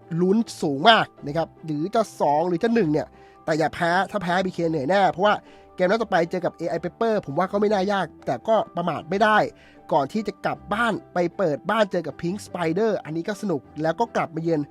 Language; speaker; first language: Thai; native; Thai